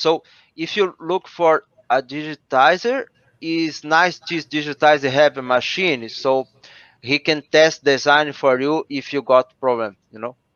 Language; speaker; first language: English; non-native, learner; Portuguese